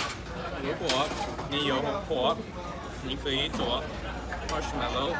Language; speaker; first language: Chinese; non-native, learner; English